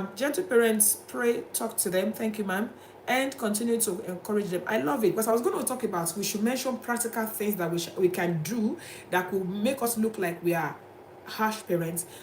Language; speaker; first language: English; non-native, local second language; Yoruba